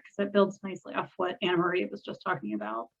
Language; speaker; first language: English; native; English